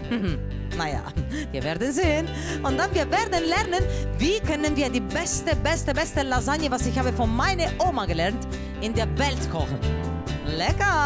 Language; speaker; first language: German; non-native, fluent; Italian